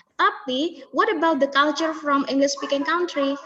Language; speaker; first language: English; non-native, fluent; Indonesian